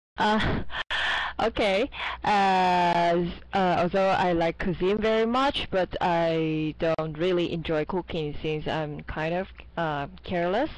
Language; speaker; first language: English; non-native, fluent; Chinese